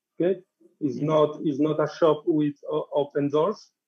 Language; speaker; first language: English; non-native, learner; Spanish